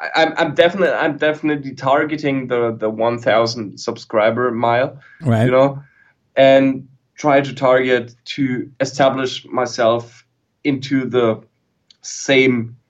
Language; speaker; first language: English; non-native, fluent; German